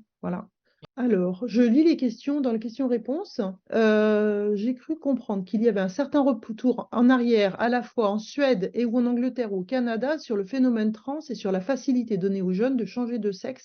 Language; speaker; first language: French; native; French